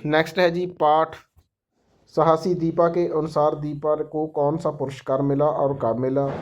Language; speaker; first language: Hindi; non-native, local second language; Punjabi